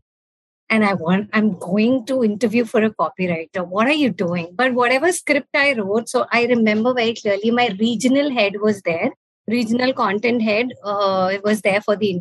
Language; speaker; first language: English; non-native, local second language; Punjabi